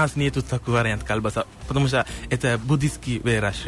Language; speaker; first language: Russian; non-native, learner; Sinhala